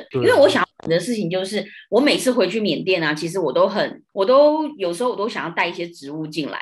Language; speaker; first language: Chinese; early bilingual, other home language; Burmese